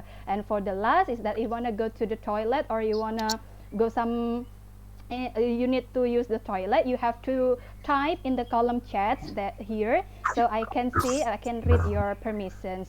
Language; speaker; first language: English; non-native, fluent; Indonesian